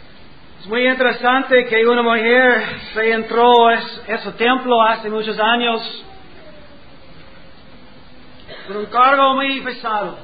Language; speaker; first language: Spanish; non-native, learner; English